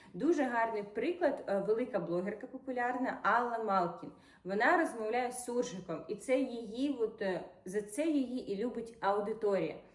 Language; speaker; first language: Ukrainian; non-native, local second language; Russian